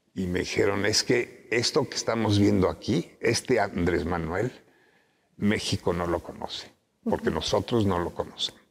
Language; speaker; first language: Spanish; native; Spanish